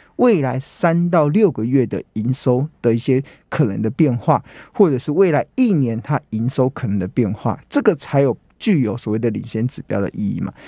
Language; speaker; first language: Chinese; native; Chinese